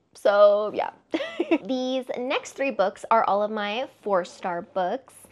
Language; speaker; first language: English; native; English